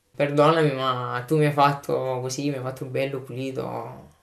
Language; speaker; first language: Italian; native; Italian